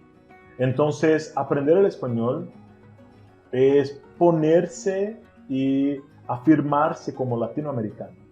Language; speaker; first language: Spanish; non-native, fluent; Portuguese